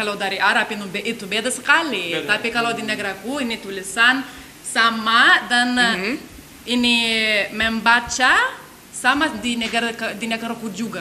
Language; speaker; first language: Indonesian; non-native, learner; Lithuanian